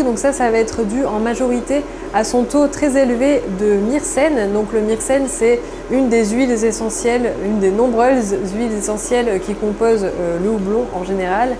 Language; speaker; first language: French; native; French